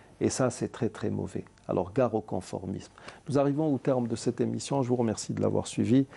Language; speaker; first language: French; non-native, local second language; Arabic